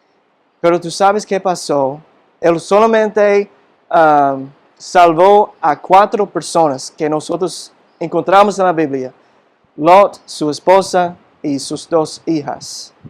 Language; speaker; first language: Spanish; non-native, fluent; English